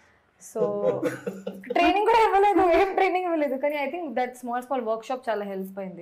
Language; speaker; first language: Telugu; non-native, learner; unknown